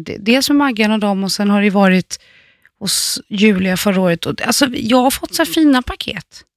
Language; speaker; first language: Swedish; native; Swedish